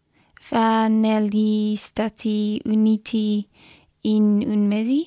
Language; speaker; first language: Italian; non-native, learner; English